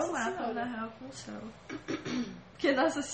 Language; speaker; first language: Portuguese; native; Portuguese